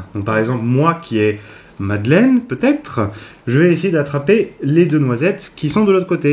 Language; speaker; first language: French; native; French